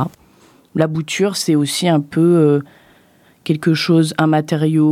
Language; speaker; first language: French; native; French